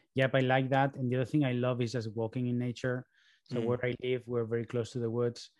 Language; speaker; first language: English; early bilingual, other home language; Spanish